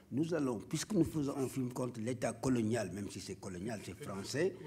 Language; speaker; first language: French; non-native, local second language; Wolof